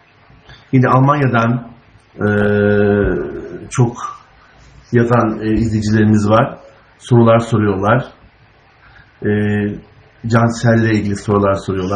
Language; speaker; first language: Turkish; native; Turkish